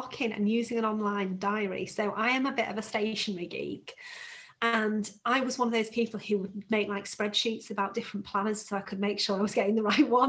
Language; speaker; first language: English; native; English